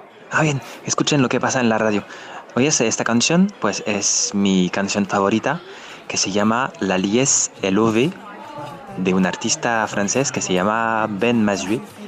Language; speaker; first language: Spanish; non-native, fluent; French